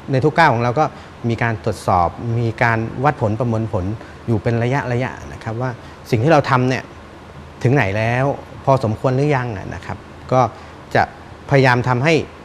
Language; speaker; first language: Thai; native; Thai